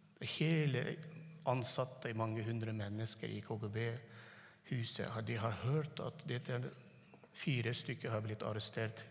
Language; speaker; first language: Norwegian; non-native, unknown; Turkmen